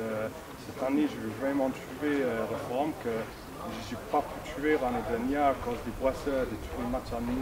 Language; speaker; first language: French; non-native, fluent; English